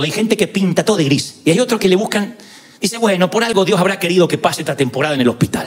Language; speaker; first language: Spanish; native; Spanish